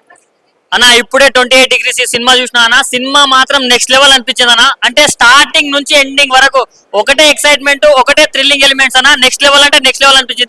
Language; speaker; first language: Telugu; native; Telugu